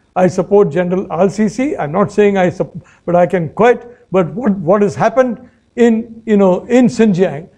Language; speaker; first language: English; non-native, local second language; Malayalam